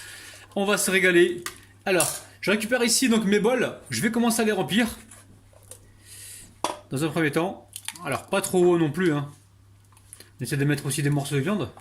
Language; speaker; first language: French; native; French